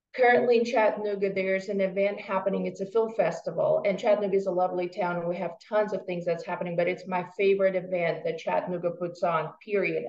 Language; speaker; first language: English; non-native, fluent; Russian